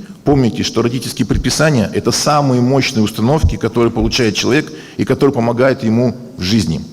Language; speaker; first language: Russian; native; Russian